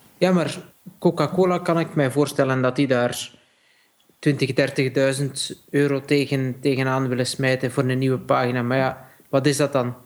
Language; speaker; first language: Dutch; native; Dutch